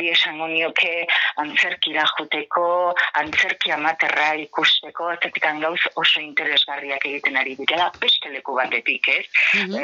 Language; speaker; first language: Basque; native; Basque